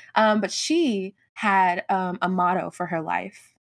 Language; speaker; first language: English; native; English